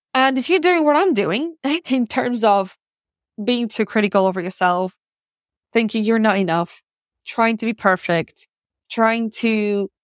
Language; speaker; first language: English; non-native, fluent; Russian